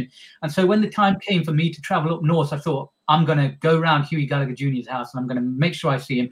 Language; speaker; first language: English; native; English